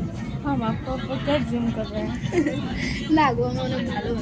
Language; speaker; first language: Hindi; non-native, local second language; Bangla